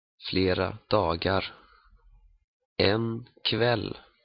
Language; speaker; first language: Swedish; native; Swedish